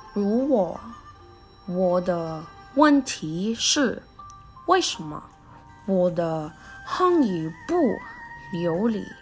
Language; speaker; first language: Chinese; non-native, learner; Spanish